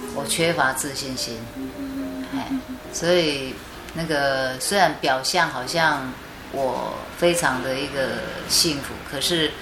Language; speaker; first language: Chinese; native; Chinese